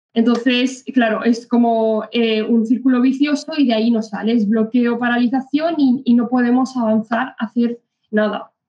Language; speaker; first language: Spanish; early bilingual, other home language; Arabic